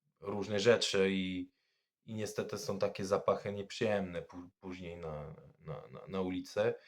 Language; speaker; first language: Polish; non-native, fluent; French